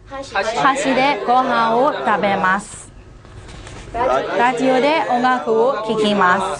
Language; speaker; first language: Japanese; non-native, fluent; Burmese